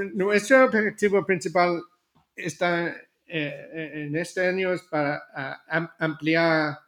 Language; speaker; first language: Spanish; non-native, learner; English